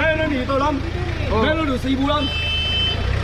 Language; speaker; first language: Filipino; non-native, learner; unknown